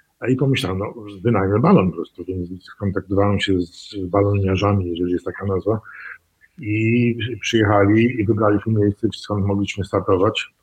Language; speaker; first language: Polish; early bilingual, heritage; Polish